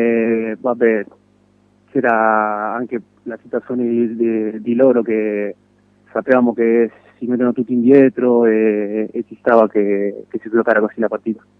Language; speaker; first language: Italian; non-native, fluent; Spanish